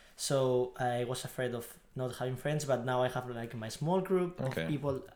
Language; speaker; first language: English; non-native, fluent; Spanish